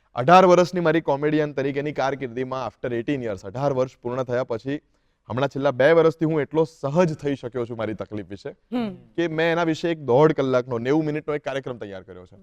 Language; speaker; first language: Gujarati; non-native, local second language; Kachhi